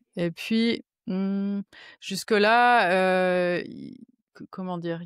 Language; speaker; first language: French; native; French